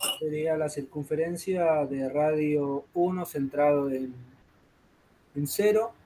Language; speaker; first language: Spanish; native; Spanish